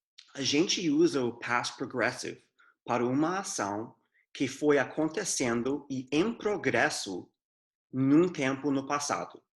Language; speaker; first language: Portuguese; non-native, fluent; English